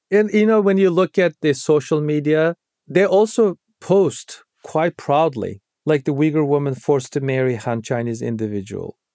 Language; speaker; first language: English; non-native, fluent; Uyghur